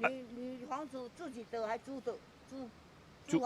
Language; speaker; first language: Chinese; non-native, local second language; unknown